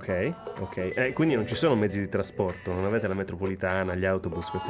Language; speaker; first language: Italian; native; Italian